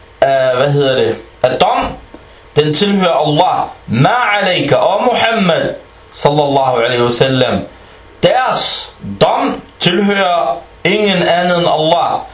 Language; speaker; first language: Danish; non-native, fluent; Arabic